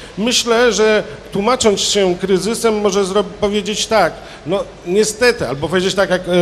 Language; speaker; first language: Polish; native; Polish